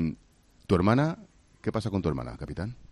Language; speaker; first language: Spanish; native; Spanish